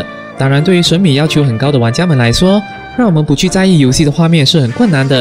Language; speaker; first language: Chinese; native; Chinese